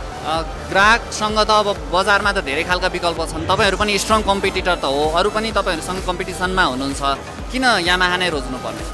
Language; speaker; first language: Nepali; native; Nepali